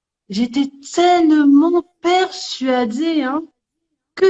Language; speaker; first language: French; native; French